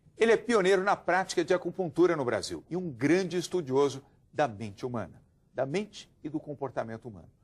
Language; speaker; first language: Portuguese; native; Portuguese